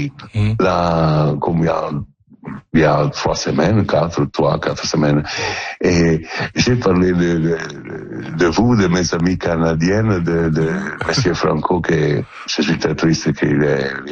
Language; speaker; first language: French; non-native, learner; Italian